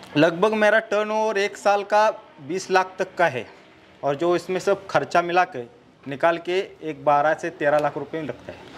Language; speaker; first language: Hindi; non-native, local second language; Marathi